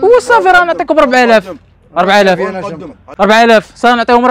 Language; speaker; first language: Arabic; native; Arabic